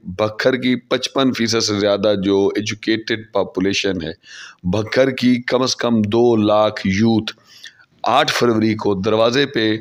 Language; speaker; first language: Urdu; non-native, local second language; Saraiki